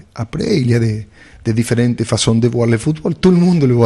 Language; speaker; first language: French; non-native, fluent; Spanish